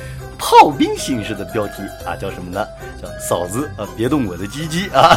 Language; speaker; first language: Chinese; native; Chinese